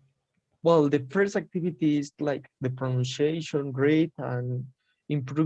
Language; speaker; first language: English; non-native, learner; Spanish